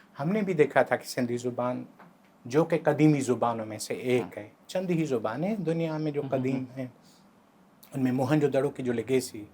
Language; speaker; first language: Urdu; non-native, local second language; Sindhi